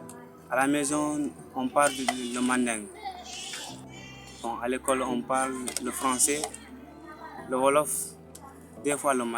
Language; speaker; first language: French; non-native, learner; Mandingo